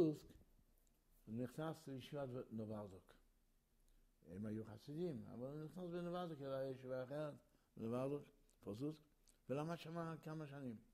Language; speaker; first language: Hebrew; early bilingual, other home language; Yiddish